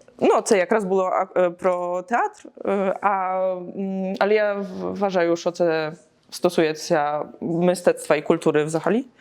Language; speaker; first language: Polish; non-native, learner; Ukrainian